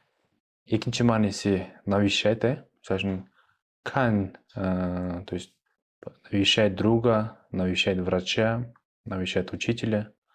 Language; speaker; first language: Russian; non-native, local second language; Kyrgyz